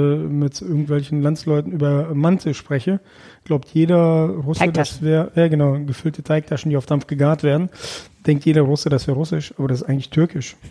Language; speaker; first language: German; early bilingual, other home language; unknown